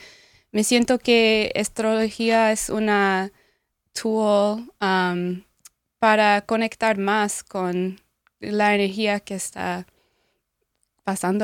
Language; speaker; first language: Spanish; non-native, learner; English